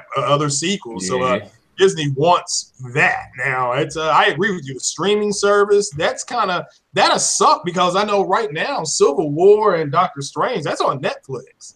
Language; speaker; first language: English; native; English